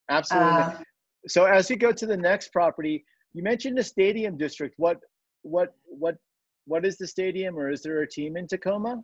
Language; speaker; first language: English; native; English